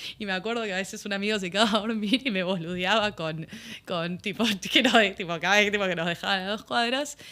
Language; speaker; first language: Spanish; early bilingual, other home language; English